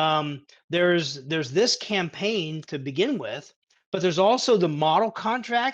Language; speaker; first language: English; native; English